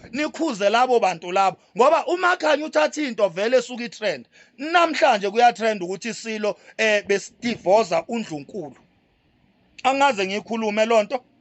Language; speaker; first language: Zulu; native; Zulu